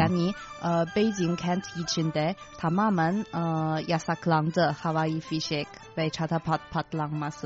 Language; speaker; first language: Turkish; non-native, fluent; Chinese